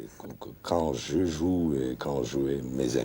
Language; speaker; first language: French; non-native, learner; Russian